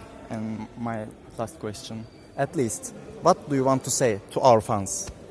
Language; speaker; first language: English; non-native, learner; Turkish